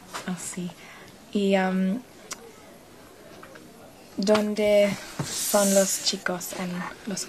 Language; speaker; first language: Spanish; non-native, learner; English